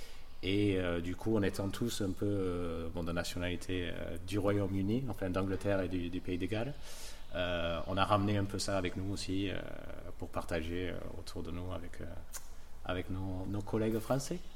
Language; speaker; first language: French; non-native, fluent; English